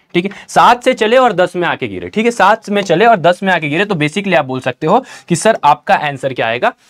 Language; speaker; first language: Hindi; native; Hindi